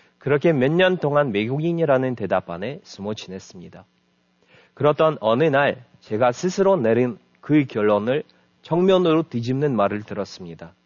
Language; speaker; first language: Korean; non-native, fluent; Russian